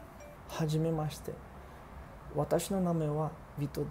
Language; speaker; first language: Japanese; non-native, learner; Portuguese